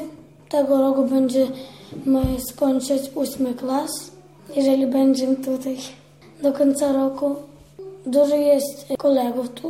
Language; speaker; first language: Polish; non-native, learner; Ukrainian